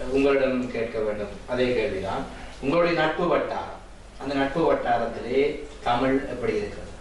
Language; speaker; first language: Tamil; early bilingual, heritage; Tamil